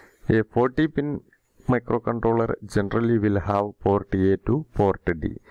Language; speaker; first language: English; non-native, local second language; Malayalam